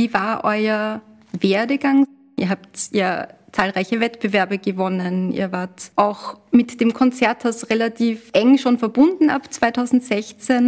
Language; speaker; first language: German; native; German